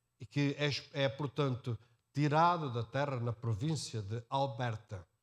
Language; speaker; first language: Portuguese; native; Portuguese